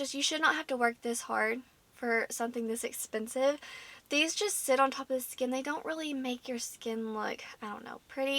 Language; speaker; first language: English; native; English